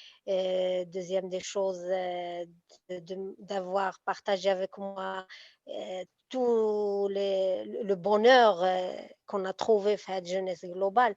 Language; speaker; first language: French; non-native, local second language; Arabic